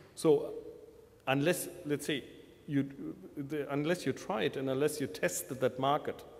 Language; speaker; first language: English; non-native, fluent; German